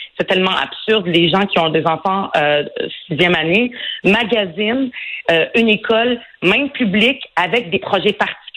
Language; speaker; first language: French; early bilingual, other home language; Arabic